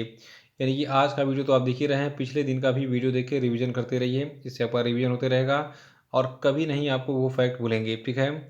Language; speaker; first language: Hindi; native; Hindi